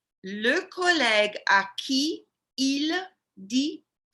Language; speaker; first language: French; non-native, fluent; English